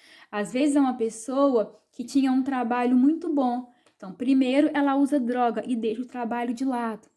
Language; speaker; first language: Portuguese; native; Portuguese